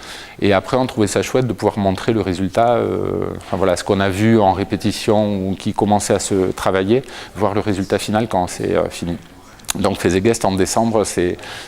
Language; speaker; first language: French; native; French